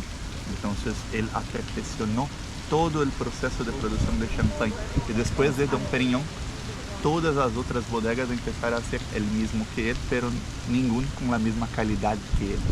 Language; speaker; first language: Spanish; non-native, fluent; Portuguese